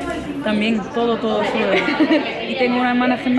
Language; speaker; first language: Spanish; non-native, fluent; Dutch